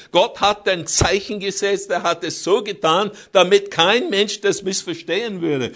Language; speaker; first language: German; non-native, fluent; English